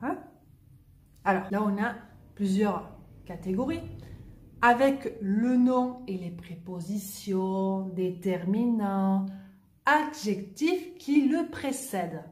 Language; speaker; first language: French; native; French